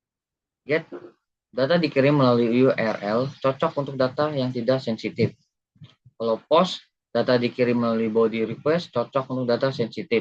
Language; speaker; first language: Indonesian; native; Indonesian